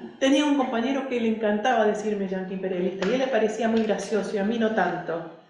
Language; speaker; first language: Spanish; early bilingual, other home language; English